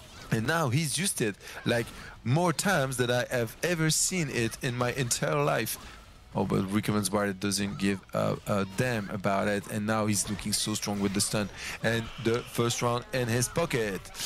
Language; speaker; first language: English; non-native, fluent; French